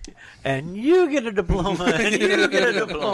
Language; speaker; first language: English; native; English